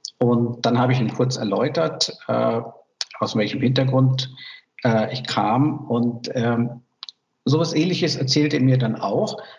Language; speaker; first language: German; early bilingual, other home language; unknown